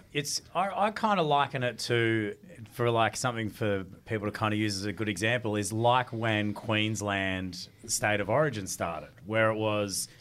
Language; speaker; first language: English; early bilingual, other home language; Tongan